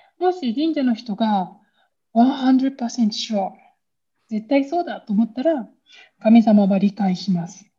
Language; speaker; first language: Japanese; native; Japanese